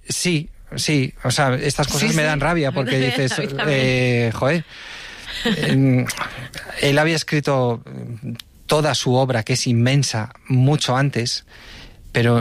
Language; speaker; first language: Spanish; native; Spanish